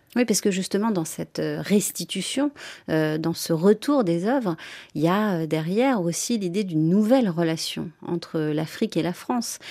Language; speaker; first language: French; native; French